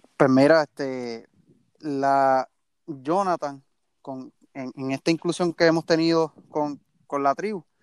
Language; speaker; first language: Spanish; native; Spanish